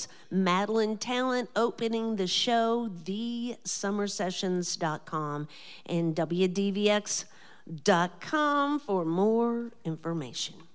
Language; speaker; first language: English; native; English